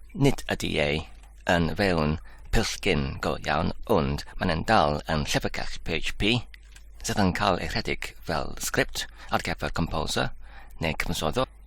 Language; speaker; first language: Welsh; non-native, local second language; English